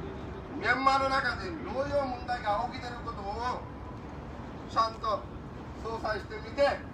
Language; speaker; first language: Japanese; non-native, fluent; Rohingya